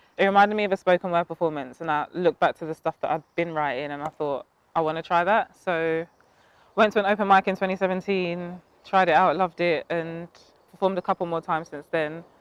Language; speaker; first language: English; native; English